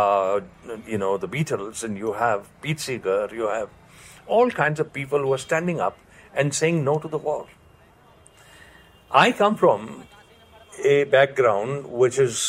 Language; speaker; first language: English; non-native, local second language; Punjabi